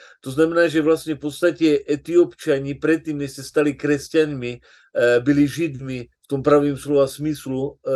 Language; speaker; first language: Czech; native; Czech